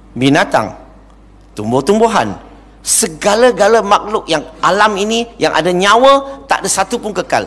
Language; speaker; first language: Malay; non-native, local second language; Chinese